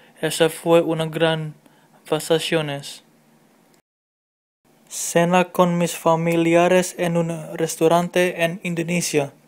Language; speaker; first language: Spanish; non-native, learner; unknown